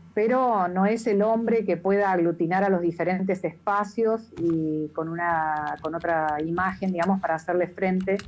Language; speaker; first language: Spanish; native; Spanish